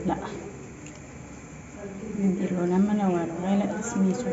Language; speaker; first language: Arabic; native; Arabic